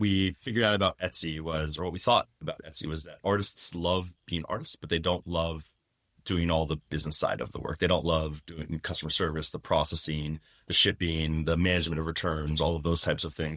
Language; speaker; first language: English; native; English